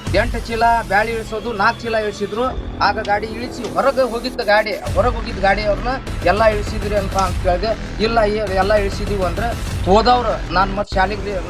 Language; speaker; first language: Kannada; non-native, local second language; Lambadi